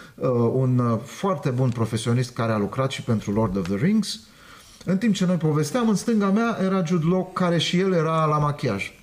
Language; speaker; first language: Romanian; native; Romanian